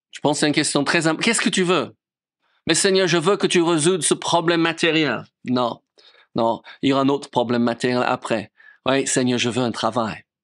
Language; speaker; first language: French; non-native, fluent; English